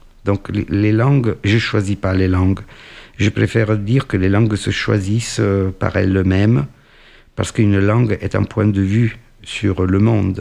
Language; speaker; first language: French; non-native, fluent; Italian